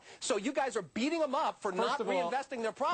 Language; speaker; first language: English; native; English